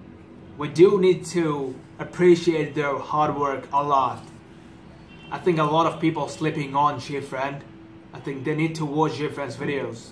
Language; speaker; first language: English; non-native, fluent; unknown